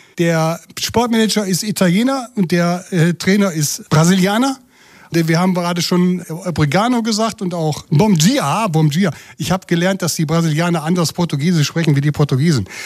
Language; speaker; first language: German; native; German